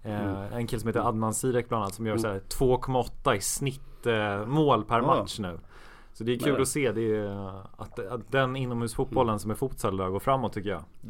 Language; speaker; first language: Swedish; native; Swedish